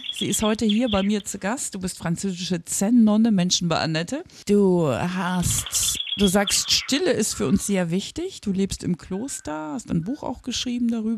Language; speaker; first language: German; native; German